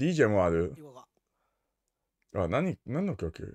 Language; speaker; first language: Japanese; non-native, learner; English